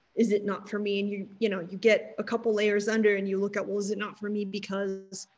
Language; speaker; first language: English; native; English